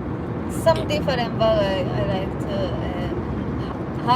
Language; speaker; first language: English; non-native, learner; Japanese